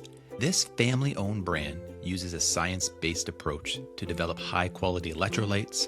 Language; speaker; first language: English; native; English